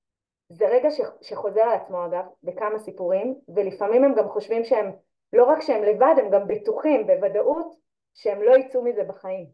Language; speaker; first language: Hebrew; native; Hebrew